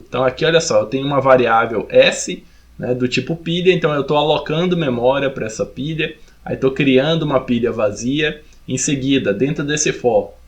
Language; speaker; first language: Portuguese; native; Portuguese